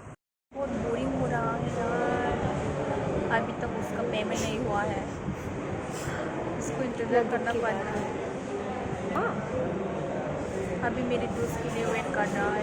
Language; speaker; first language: Hindi; non-native, local second language; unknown